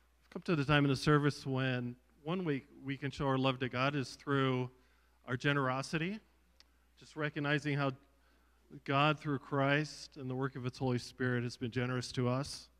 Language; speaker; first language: English; native; English